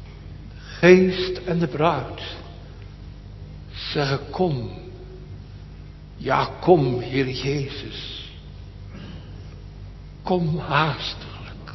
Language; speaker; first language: Dutch; native; Dutch